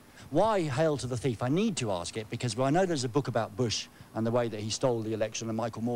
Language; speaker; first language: English; native; English